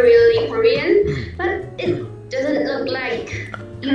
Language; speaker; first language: English; non-native, learner; Indonesian